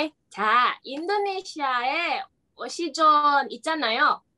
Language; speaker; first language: Korean; non-native, learner; Indonesian